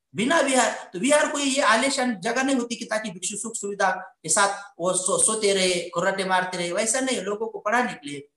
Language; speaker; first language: Hindi; non-native, local second language; Marathi